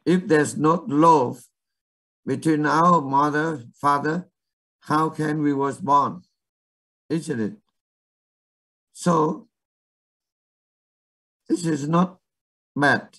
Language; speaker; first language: English; non-native, learner; Vietnamese